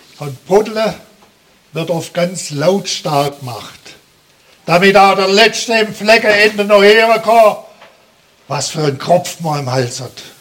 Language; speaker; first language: German; native; German